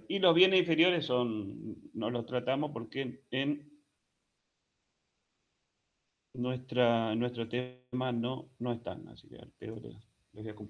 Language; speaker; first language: Spanish; native; Spanish